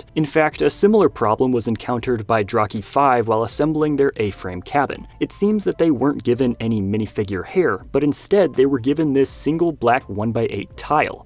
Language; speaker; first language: English; native; English